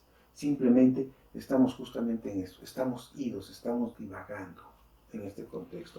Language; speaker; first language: Spanish; native; Spanish